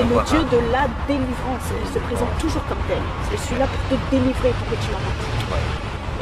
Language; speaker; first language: French; native; French